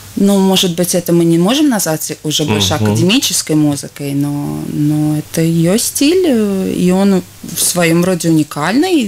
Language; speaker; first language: Russian; non-native, local second language; Latvian